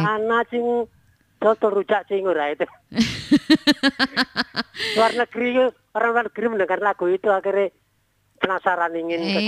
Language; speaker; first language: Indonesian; non-native, local second language; Javanese